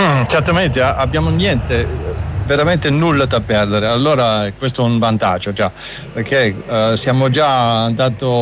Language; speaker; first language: Italian; non-native, learner; German